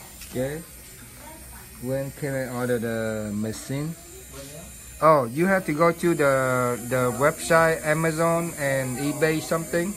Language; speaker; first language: English; non-native, learner; Vietnamese